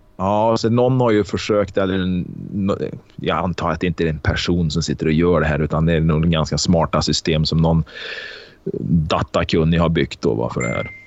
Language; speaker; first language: Swedish; native; Swedish